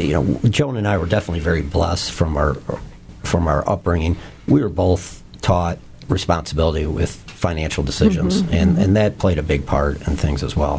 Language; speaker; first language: English; native; English